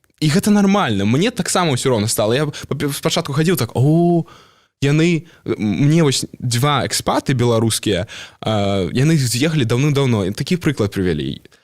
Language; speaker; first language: Belarusian; non-native, local second language; Russian